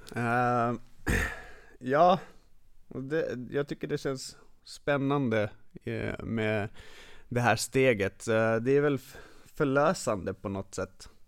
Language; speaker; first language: Swedish; early bilingual, other home language; Finnish